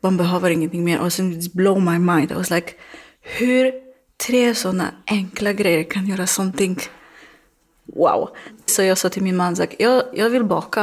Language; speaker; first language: Swedish; non-native, learner; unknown